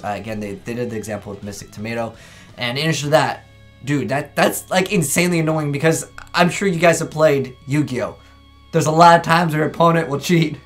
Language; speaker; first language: English; native; English